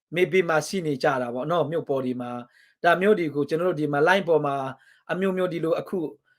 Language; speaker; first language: Burmese; non-native, local second language; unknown